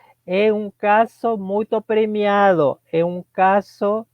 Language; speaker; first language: Portuguese; non-native, learner; Spanish